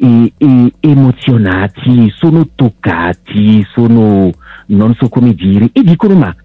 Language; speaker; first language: Italian; non-native, local second language; French